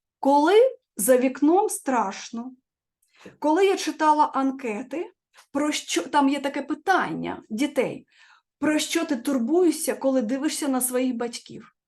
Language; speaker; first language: Ukrainian; non-native, local second language; Russian